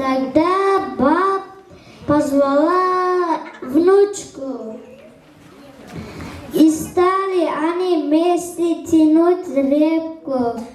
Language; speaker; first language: Russian; non-native, learner; Uzbek